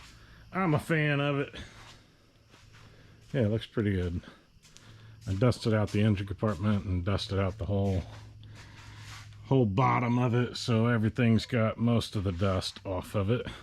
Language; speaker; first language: English; native; English